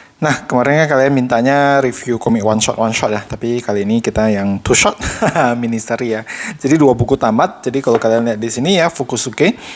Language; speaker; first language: Indonesian; native; Indonesian